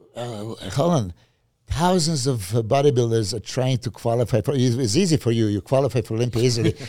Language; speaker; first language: English; non-native, fluent; Serbian